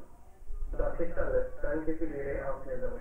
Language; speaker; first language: German; non-native, learner; Hindi